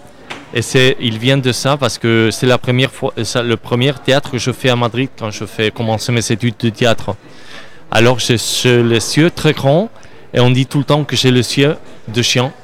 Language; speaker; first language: French; non-native, learner; Spanish